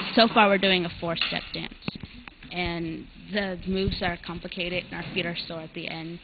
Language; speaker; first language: English; native; English